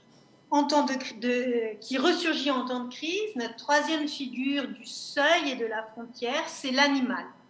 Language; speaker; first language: French; native; French